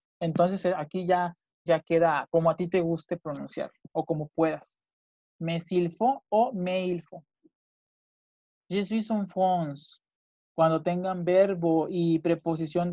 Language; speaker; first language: Spanish; native; Spanish